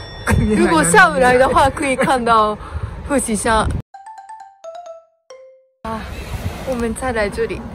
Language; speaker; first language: Chinese; non-native, learner; Japanese